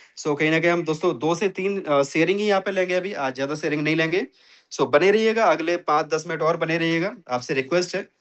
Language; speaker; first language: Hindi; native; Hindi